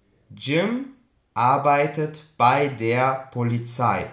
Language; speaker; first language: German; non-native, fluent; Albanian